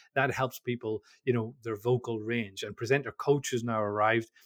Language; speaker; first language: English; native; English